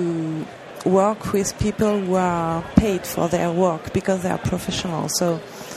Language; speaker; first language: English; non-native, learner; French